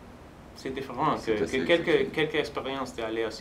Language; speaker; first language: French; non-native, fluent; Spanish